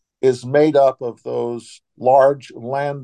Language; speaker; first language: English; native; English